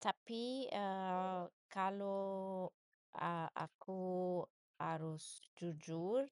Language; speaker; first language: Indonesian; non-native, learner; English